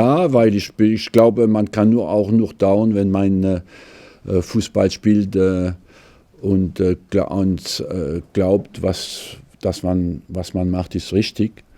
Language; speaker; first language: German; non-native, fluent; French